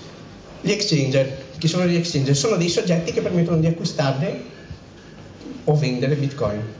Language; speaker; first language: Italian; native; Italian